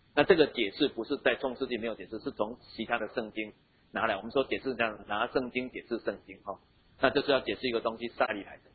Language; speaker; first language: Chinese; native; Chinese